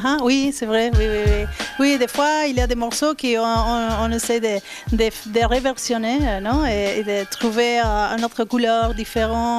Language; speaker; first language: French; non-native, learner; Spanish